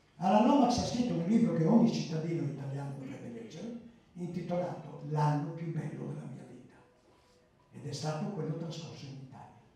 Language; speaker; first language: Italian; early bilingual, other home language; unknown